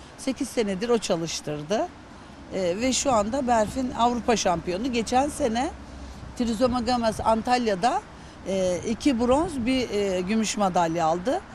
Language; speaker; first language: Turkish; native; Turkish